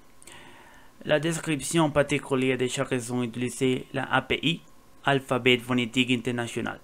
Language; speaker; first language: French; non-native, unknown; Spanish